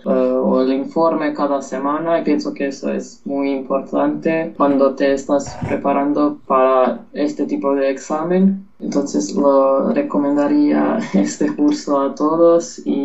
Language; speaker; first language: Spanish; non-native, fluent; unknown